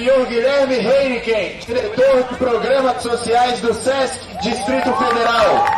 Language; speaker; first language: Portuguese; native; Portuguese